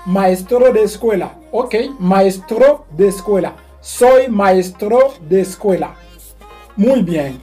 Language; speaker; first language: Spanish; non-native, learner; Haitian Creole